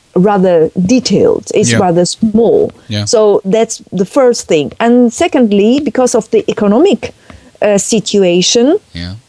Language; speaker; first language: English; non-native, fluent; Chinese